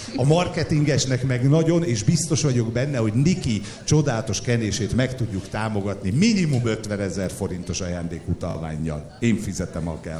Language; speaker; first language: Hungarian; native; Hungarian